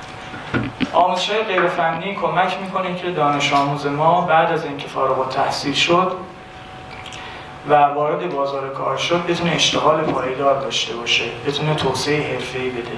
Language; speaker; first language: Persian; native; Persian